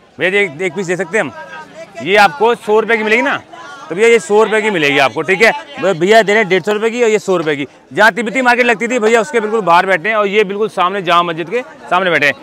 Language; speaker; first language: Hindi; native; Hindi